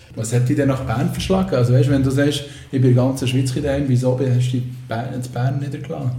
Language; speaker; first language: German; native; German